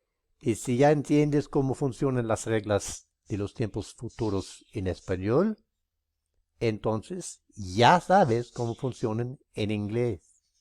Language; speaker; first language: Spanish; non-native, fluent; English